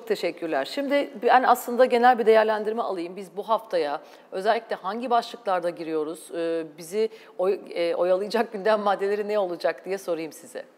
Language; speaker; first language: Turkish; native; Turkish